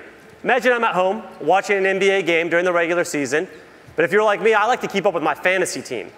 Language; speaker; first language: English; native; English